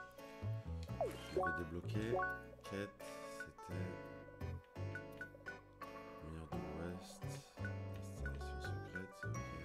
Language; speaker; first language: French; native; French